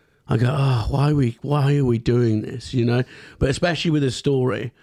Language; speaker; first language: English; native; English